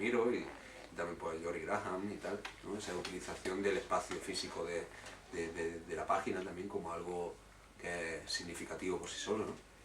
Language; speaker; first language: Spanish; native; Spanish